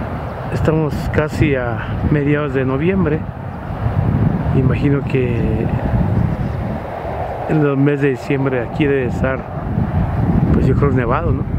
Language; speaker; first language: Spanish; native; Spanish